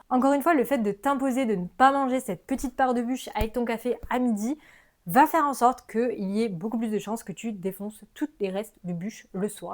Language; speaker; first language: French; native; French